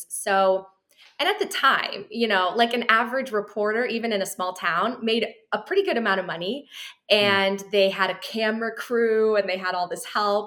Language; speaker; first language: English; native; English